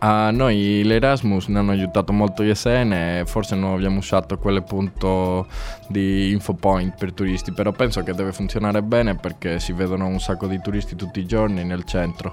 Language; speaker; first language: Italian; non-native, learner; Spanish